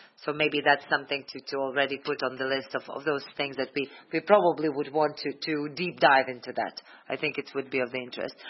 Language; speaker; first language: English; non-native, fluent; Ukrainian